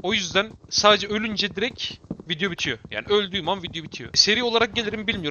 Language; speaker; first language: Turkish; native; Turkish